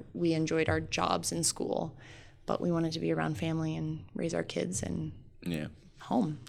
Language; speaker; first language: English; native; English